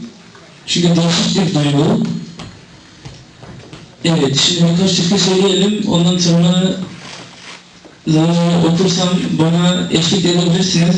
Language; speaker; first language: Turkish; early bilingual, heritage; Turkish